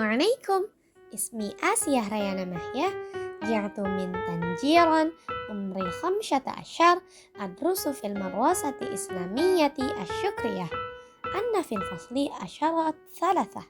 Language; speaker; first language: Arabic; non-native, learner; Indonesian